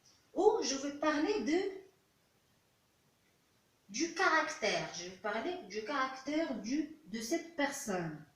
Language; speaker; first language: French; non-native, local second language; Arabic